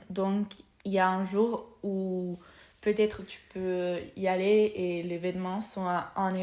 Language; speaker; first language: French; non-native, learner; Spanish